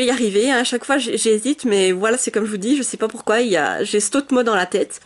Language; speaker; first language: French; native; French